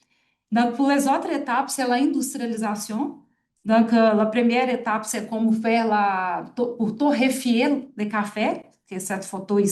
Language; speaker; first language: French; non-native, fluent; Portuguese